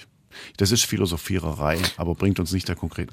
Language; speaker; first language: German; native; German